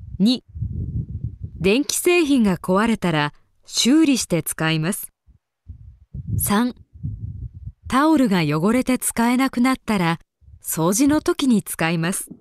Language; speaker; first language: Japanese; non-native, learner; Filipino